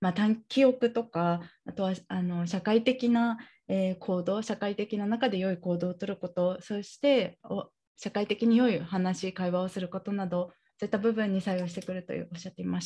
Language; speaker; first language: Japanese; native; Japanese